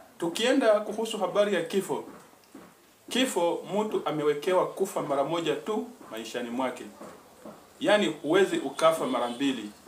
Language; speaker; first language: Swahili; native; Swahili